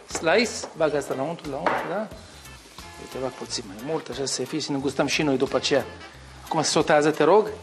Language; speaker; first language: Romanian; non-native, learner; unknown